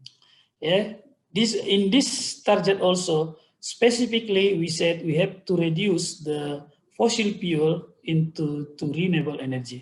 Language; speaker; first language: English; non-native, fluent; Indonesian